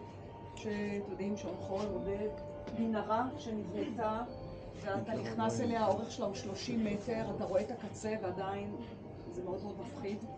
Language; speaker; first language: Hebrew; native; Hebrew